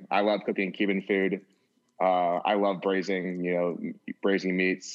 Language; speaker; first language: English; native; English